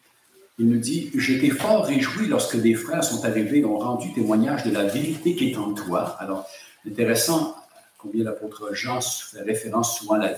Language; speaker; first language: French; native; French